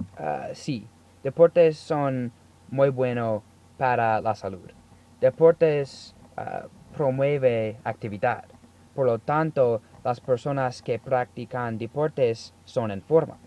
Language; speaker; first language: Spanish; non-native, learner; English